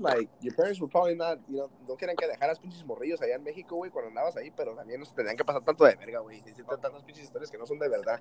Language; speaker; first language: Spanish; early bilingual, heritage; Spanish